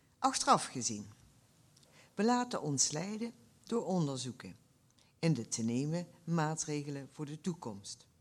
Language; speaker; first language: Dutch; native; Dutch